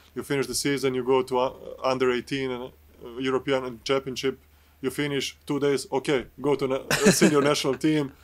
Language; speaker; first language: English; non-native, fluent; Bosnian